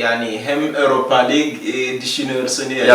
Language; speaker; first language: Turkish; non-native, learner; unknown